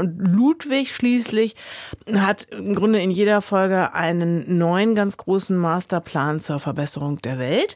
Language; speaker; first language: German; native; German